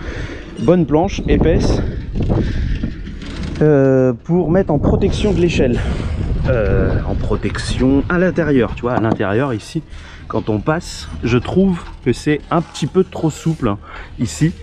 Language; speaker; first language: French; native; French